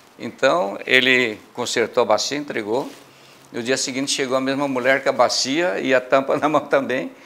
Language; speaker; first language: Portuguese; early bilingual, other home language; Japanese